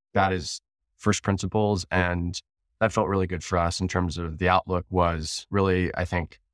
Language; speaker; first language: English; native; English